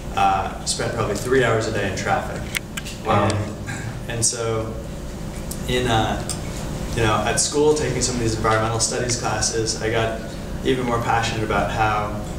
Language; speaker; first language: English; native; English